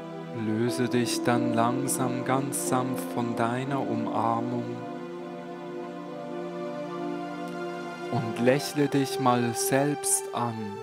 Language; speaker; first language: German; native; German